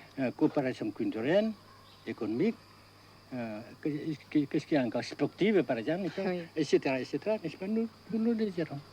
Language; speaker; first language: French; non-native, fluent; Vietnamese